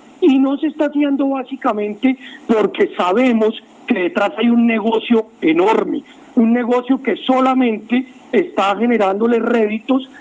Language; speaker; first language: Spanish; native; Spanish